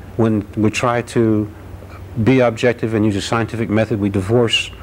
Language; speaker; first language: English; native; English